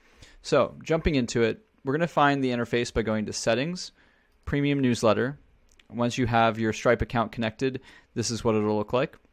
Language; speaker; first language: English; native; English